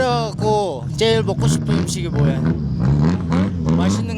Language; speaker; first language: Korean; non-native, fluent; Mongolian